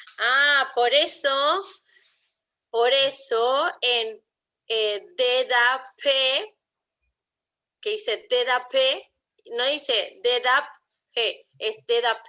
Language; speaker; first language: Spanish; non-native, learner; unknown